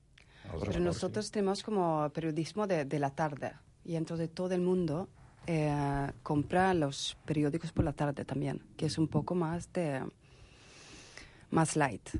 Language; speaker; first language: Spanish; non-native, fluent; Swedish